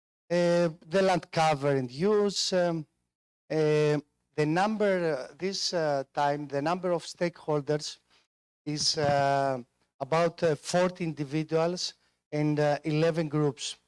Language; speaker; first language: English; non-native, fluent; Greek